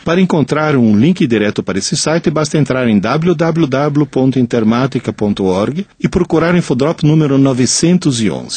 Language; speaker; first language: Portuguese; non-native, fluent; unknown